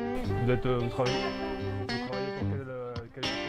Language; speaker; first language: French; native; French